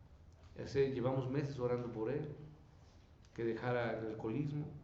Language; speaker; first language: Spanish; native; Spanish